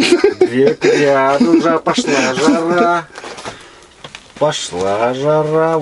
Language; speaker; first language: Russian; native; Russian